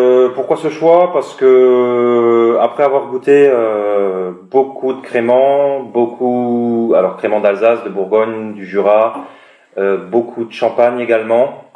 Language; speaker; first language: French; native; French